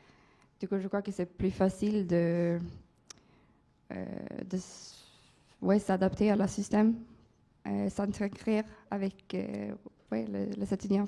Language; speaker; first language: French; non-native, fluent; Swedish